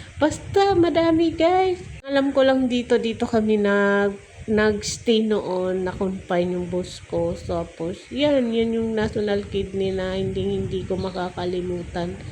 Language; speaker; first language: Filipino; non-native, local second language; Bikol